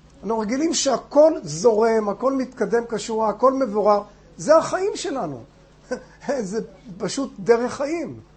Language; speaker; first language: Hebrew; non-native, fluent; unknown